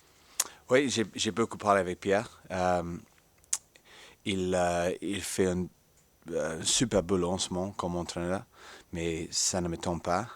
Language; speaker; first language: French; non-native, fluent; English